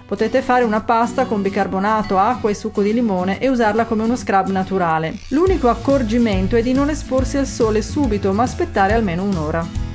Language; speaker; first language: Italian; native; Italian